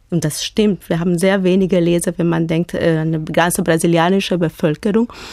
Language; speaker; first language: German; non-native, fluent; Portuguese